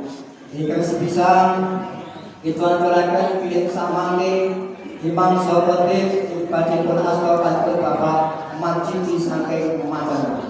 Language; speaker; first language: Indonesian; non-native, local second language; Javanese